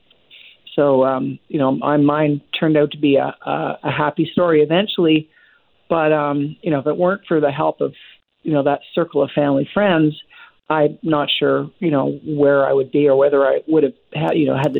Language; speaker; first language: English; native; English